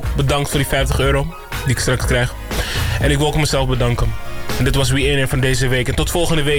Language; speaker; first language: Dutch; native; Dutch